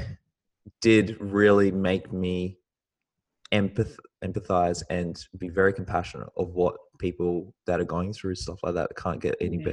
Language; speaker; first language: English; native; English